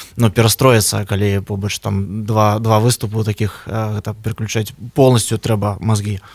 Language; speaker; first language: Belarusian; non-native, local second language; Russian